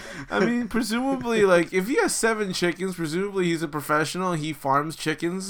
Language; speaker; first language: English; native; English